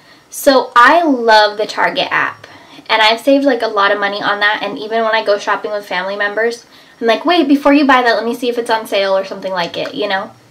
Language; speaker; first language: English; native; English